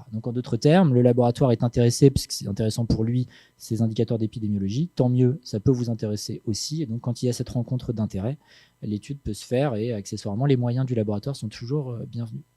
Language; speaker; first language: French; native; French